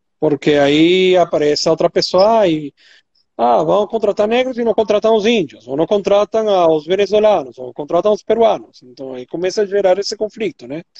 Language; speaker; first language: Portuguese; non-native, fluent; Spanish